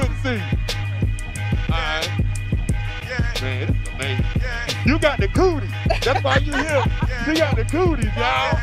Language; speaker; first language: English; native; English